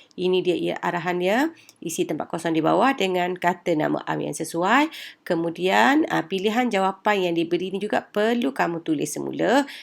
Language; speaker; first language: Malay; native; Malay